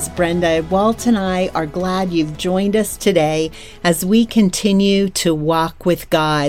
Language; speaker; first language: English; native; English